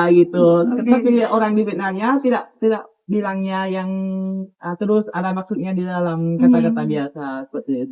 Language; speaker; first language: Indonesian; non-native, learner; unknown